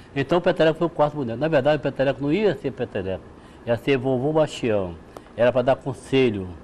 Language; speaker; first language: Portuguese; native; Portuguese